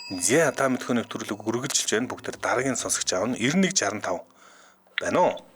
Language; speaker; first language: Mongolian; native; Mongolian